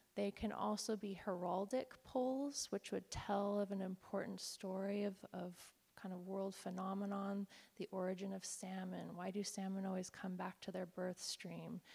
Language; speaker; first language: English; native; English